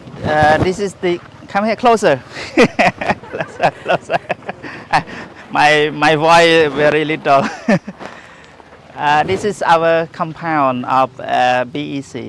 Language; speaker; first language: English; non-native, learner; Khmer